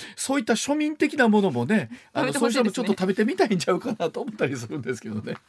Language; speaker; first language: Japanese; native; Japanese